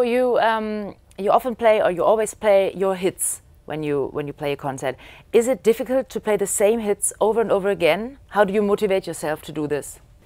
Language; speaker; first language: English; non-native, fluent; German